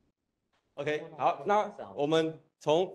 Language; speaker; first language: Chinese; native; Chinese